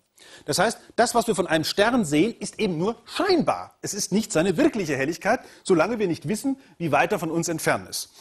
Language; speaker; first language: German; native; German